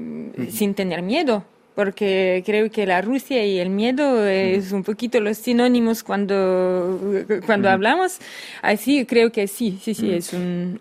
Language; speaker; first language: Spanish; non-native, fluent; Russian